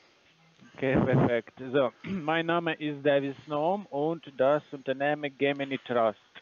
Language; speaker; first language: German; non-native, learner; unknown